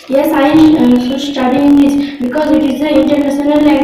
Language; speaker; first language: English; non-native, learner; Bangla